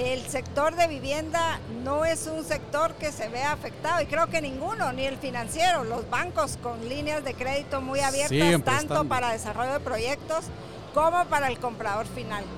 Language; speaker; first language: Spanish; native; Spanish